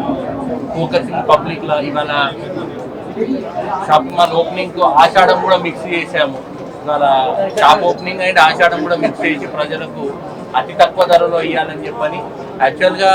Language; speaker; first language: Telugu; native; Telugu